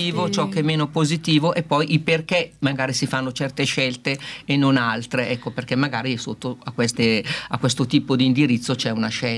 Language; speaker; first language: Italian; native; Italian